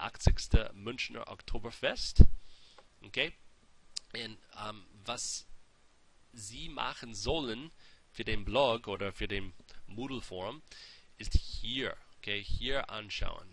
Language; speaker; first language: German; non-native, fluent; English